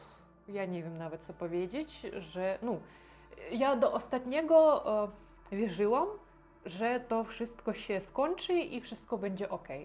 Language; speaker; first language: Polish; non-native, learner; Russian